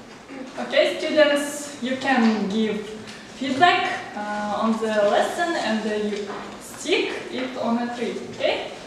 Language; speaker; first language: English; non-native, learner; Kazakh